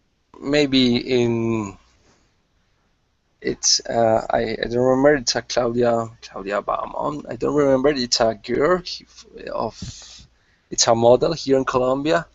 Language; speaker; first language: English; non-native, learner; Spanish